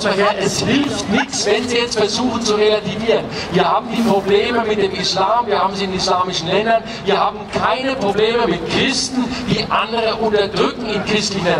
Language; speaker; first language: German; native; German